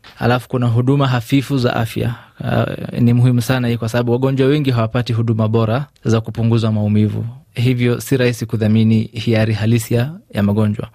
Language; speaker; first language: Swahili; non-native, local second language; Somali